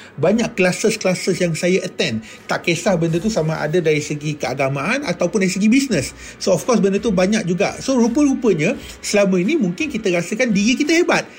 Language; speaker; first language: Malay; native; Malay